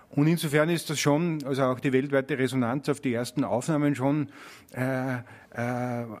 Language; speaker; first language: German; native; German